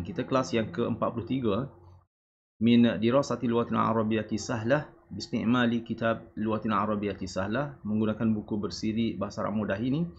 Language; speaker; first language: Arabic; non-native, fluent; Malay